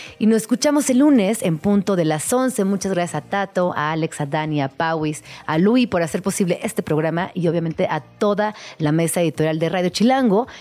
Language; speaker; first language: Spanish; native; Spanish